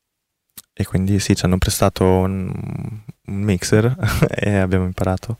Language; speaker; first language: Italian; early bilingual, other home language; Korean